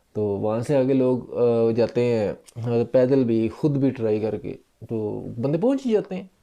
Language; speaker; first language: Urdu; non-native, local second language; Punjabi